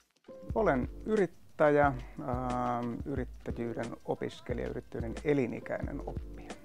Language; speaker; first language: Finnish; native; Finnish